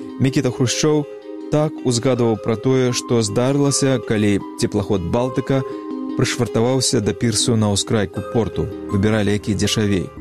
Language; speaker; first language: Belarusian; native; Belarusian